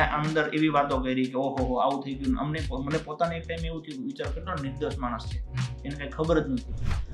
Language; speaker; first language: Gujarati; non-native, local second language; Kachhi